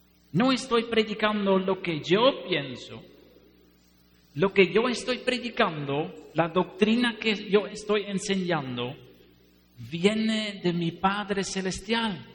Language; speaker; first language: Spanish; non-native, fluent; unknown